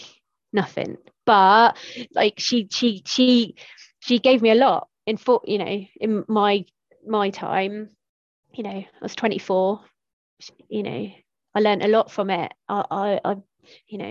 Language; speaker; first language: English; native; English